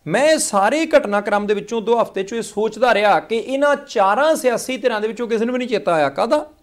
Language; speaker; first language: Punjabi; native; Punjabi